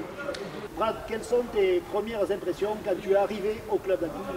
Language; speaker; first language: French; native; French